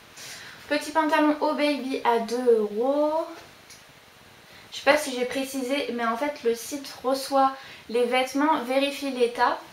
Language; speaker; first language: French; native; French